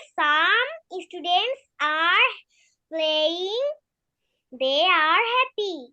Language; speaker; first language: English; non-native, learner; Bangla